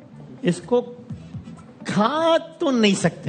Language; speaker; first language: Urdu; native; Urdu